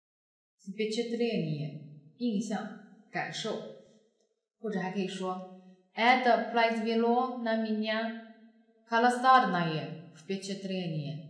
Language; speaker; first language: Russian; non-native, fluent; Chinese